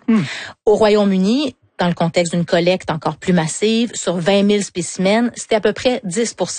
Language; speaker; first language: French; native; French